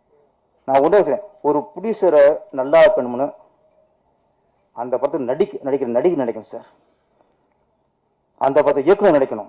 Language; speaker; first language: Tamil; native; Tamil